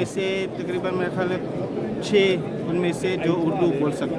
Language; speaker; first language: Hindi; non-native, fluent; Malay